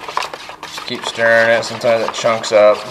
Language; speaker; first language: English; native; English